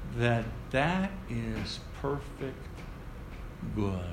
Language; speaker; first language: English; early bilingual, other home language; Ukrainian